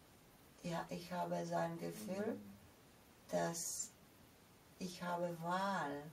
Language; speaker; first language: German; non-native, fluent; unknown